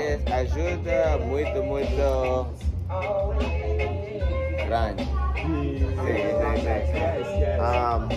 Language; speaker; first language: Portuguese; non-native, learner; English